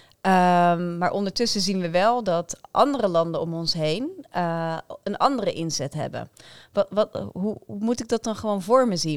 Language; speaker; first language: Dutch; native; Dutch